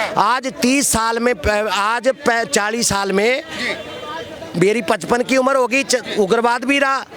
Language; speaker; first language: Hindi; non-native, local second language; Punjabi